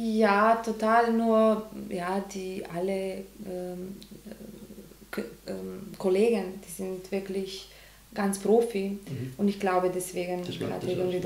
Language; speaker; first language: German; non-native, learner; Macedonian